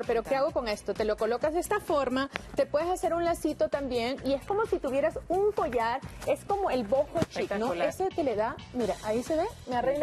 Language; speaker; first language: Spanish; native; Spanish